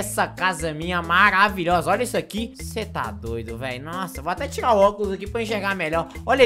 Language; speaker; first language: Portuguese; native; Portuguese